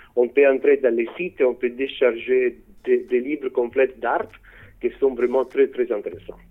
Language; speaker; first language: French; non-native, fluent; Italian